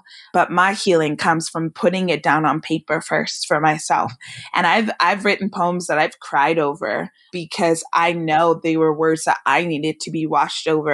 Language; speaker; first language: English; native; English